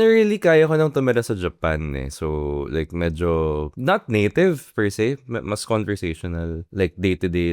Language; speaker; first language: Filipino; native; Filipino